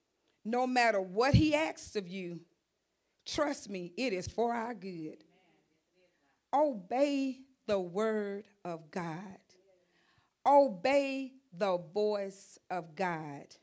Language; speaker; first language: English; native; English